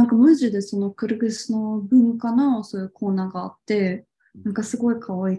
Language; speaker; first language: Japanese; non-native, fluent; Tatar